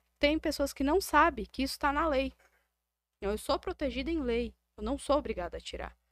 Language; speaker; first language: Portuguese; native; Portuguese